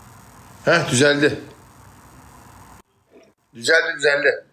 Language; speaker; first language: Turkish; native; Turkish